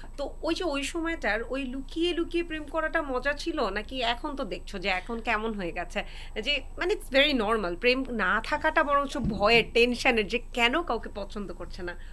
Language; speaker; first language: Bangla; native; Bangla